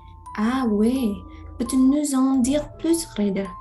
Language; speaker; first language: French; non-native, learner; Indonesian